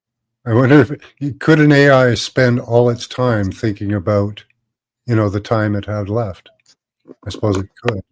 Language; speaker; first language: English; native; English